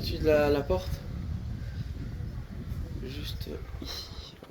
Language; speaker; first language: French; native; French